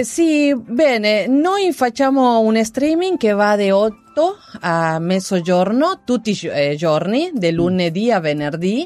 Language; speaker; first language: Italian; non-native, learner; Spanish